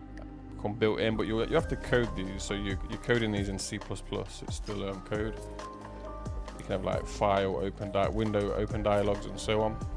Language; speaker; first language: English; native; English